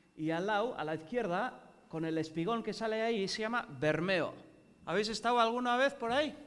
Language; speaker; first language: Spanish; non-native, fluent; English